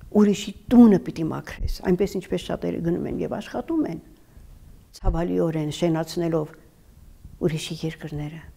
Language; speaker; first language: Armenian; native; Armenian